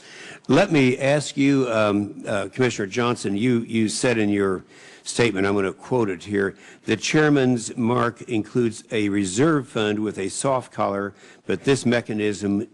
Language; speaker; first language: English; native; English